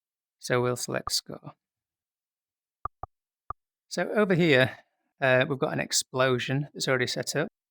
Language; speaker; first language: English; native; English